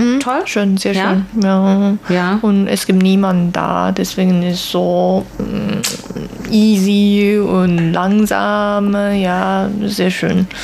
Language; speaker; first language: German; non-native, learner; Chinese